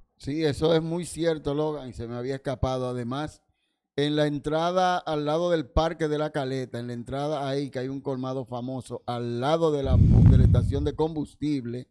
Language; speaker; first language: Spanish; native; Spanish